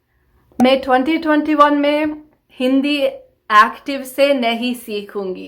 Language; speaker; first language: Hindi; non-native, learner; English